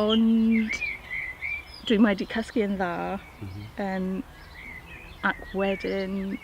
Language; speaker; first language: Welsh; non-native, learner; English